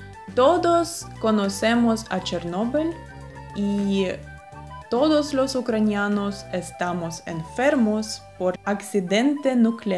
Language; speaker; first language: Spanish; non-native, fluent; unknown